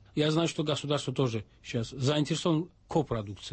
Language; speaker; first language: Russian; non-native, local second language; Azerbaijani